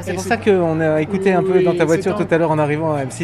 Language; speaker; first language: French; native; French